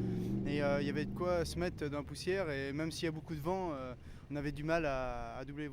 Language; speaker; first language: French; native; French